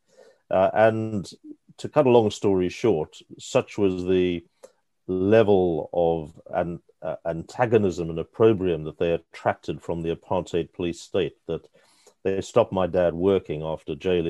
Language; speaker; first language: English; native; English